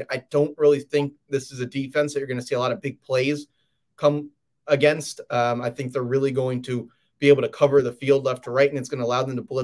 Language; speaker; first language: English; native; English